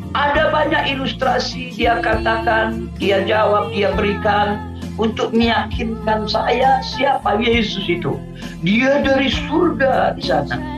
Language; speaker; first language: Indonesian; non-native, local second language; Achinese